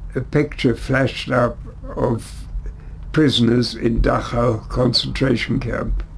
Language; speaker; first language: English; early bilingual, other home language; German